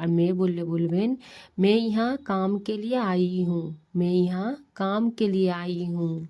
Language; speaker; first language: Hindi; non-native, fluent; Bangla